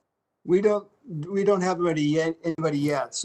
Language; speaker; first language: English; native; English